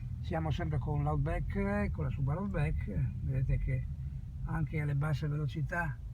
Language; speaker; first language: Italian; native; Italian